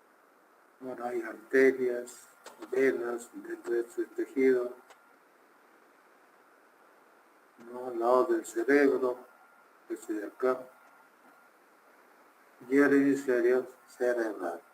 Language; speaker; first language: Spanish; native; Spanish